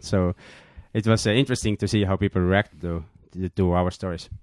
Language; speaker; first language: English; non-native, fluent; Estonian